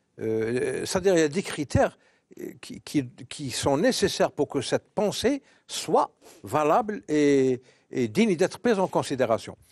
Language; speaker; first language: French; non-native, local second language; Arabic